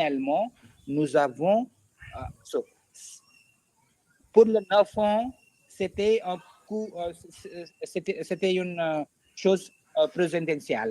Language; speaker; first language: French; non-native, learner; Hindi